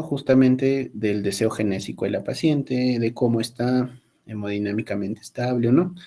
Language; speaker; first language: Spanish; native; Spanish